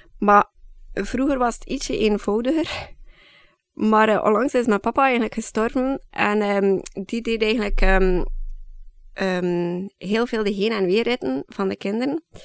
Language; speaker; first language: Dutch; native; Dutch